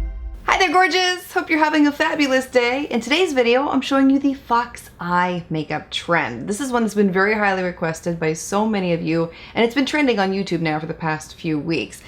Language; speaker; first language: English; native; English